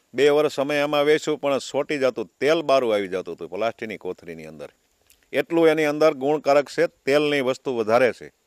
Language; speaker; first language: Gujarati; native; Gujarati